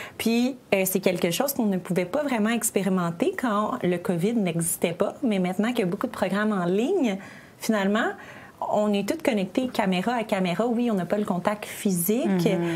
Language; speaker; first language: French; native; French